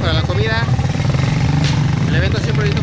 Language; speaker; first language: Spanish; native; Spanish